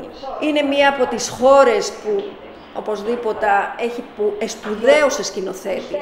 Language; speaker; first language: Greek; non-native, fluent; Spanish